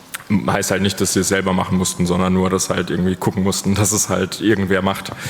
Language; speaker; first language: German; native; German